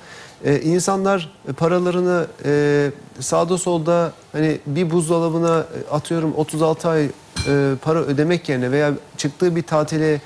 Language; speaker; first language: Turkish; native; Turkish